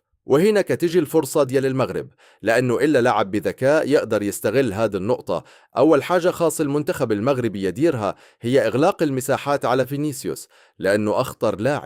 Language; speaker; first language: Arabic; native; Arabic